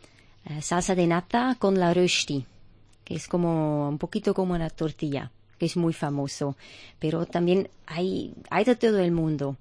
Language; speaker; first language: Spanish; non-native, fluent; German